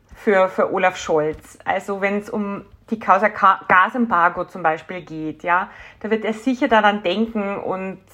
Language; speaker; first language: German; native; German